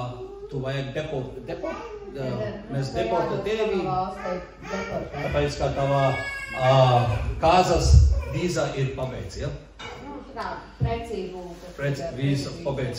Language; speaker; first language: Latvian; non-native, learner; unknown